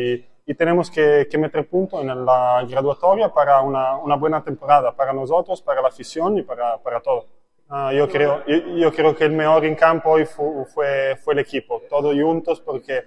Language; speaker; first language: Spanish; non-native, fluent; Italian